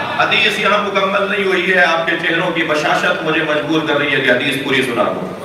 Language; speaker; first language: Urdu; non-native, local second language; Sindhi